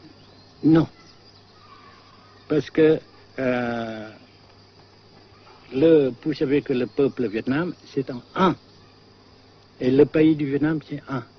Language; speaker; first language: French; non-native, fluent; Vietnamese